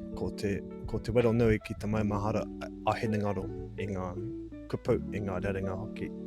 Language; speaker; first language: Māori; non-native, local second language; English